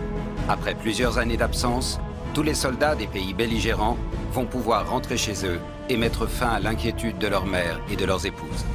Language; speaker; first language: French; native; French